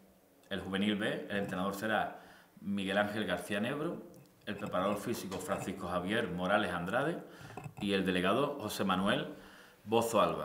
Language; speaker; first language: Spanish; native; Spanish